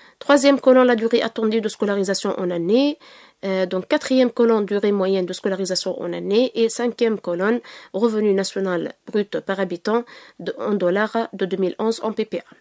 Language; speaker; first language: French; non-native, local second language; Arabic